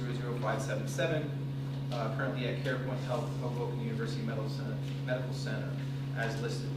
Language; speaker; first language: English; native; English